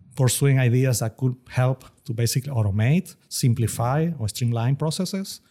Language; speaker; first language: English; non-native, fluent; Spanish